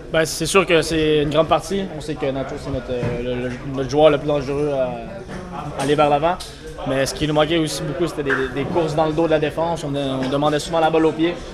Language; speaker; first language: French; native; French